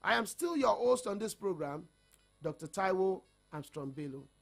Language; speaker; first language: English; non-native, local second language; Yoruba